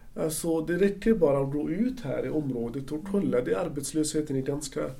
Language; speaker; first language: Swedish; non-native, fluent; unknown